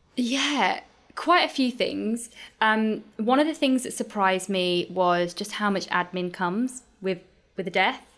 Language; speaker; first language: English; native; English